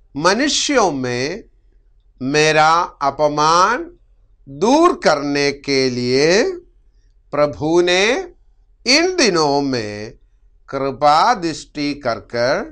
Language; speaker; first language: Hindi; non-native, local second language; Malayalam